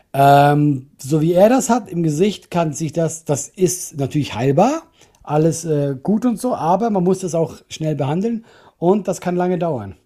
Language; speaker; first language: German; non-native, fluent; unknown